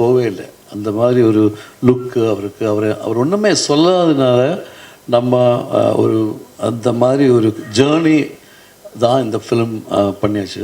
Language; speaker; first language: Tamil; non-native, fluent; Malayalam